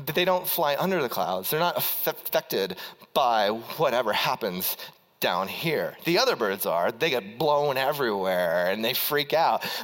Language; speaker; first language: English; native; English